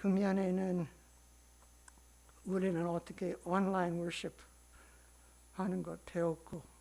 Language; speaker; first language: Korean; non-native, learner; English